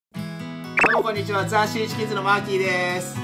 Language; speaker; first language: Japanese; native; Japanese